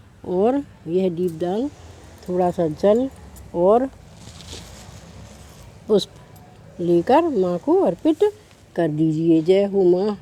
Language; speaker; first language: Hindi; native; Hindi